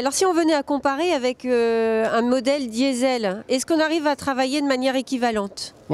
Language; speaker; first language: French; native; French